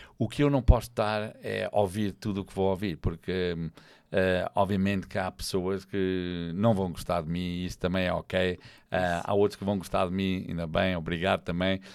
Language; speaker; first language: Portuguese; non-native, fluent; English